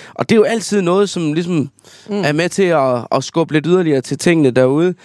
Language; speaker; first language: Danish; native; Danish